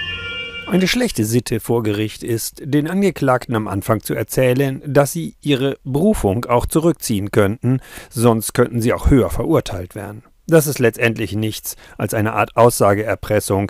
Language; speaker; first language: German; native; German